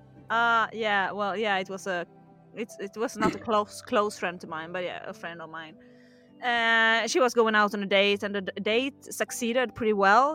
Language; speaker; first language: English; non-native, fluent; Swedish